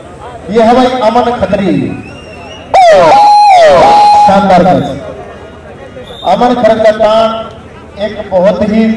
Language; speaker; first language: Hindi; native; Hindi